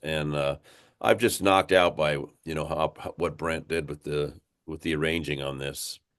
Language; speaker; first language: English; native; English